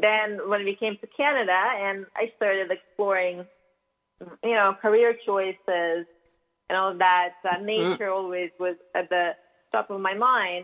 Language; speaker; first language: English; non-native, fluent; Russian